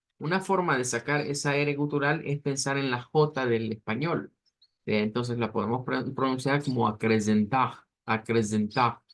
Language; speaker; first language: Spanish; native; Spanish